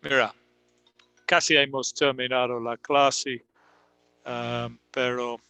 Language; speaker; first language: Spanish; non-native, fluent; English